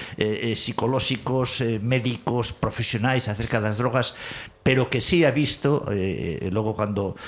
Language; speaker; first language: Galician; non-native, local second language; Spanish